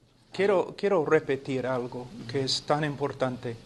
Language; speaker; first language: Spanish; non-native, fluent; English